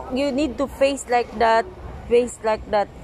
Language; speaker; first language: English; non-native, local second language; Filipino